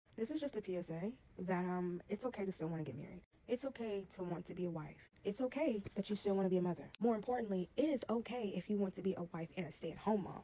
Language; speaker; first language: English; native; English